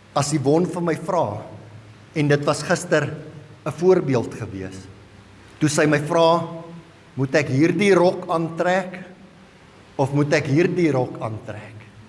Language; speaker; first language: Afrikaans; non-native, local second language; English